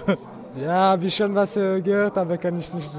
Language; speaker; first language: German; non-native, learner; French